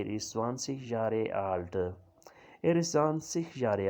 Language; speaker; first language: German; non-native, learner; Urdu